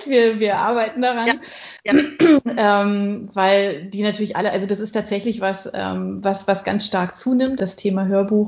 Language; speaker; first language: German; native; German